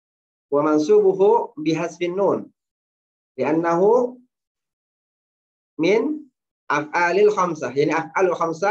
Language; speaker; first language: Arabic; non-native, fluent; Indonesian